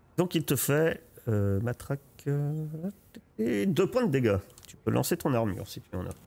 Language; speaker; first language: French; native; French